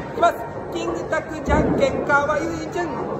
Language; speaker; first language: Japanese; native; Japanese